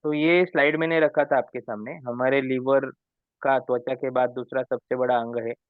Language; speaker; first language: Hindi; non-native, local second language; Marathi